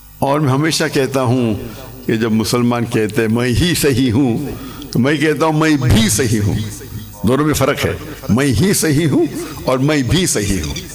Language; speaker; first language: Urdu; non-native, local second language; English